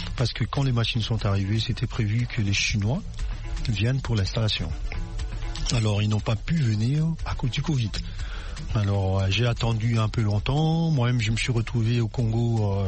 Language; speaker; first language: French; non-native, local second language; Lingala